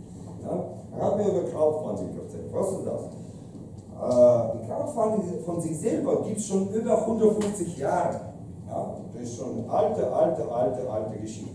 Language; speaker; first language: German; non-native, fluent; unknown